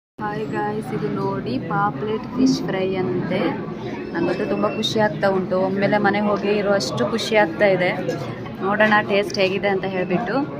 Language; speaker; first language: Kannada; native; Kannada